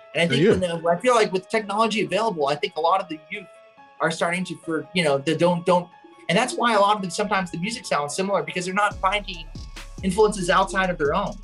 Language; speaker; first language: English; native; English